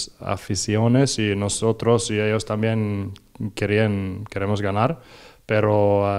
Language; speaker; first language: Spanish; non-native, learner; Norwegian